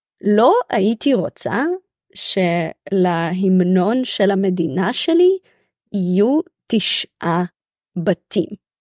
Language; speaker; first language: Hebrew; early bilingual, other home language; Russian